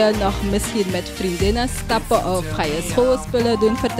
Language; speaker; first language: Dutch; native; Dutch